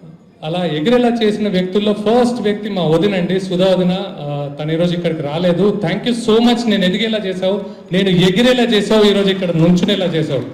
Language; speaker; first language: Telugu; native; Telugu